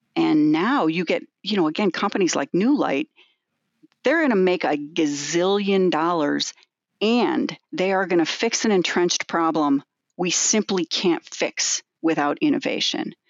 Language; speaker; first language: English; native; English